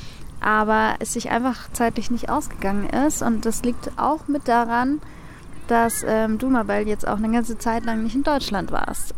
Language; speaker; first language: German; native; German